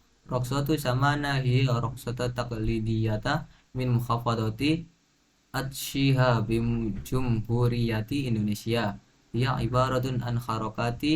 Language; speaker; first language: Arabic; non-native, learner; Indonesian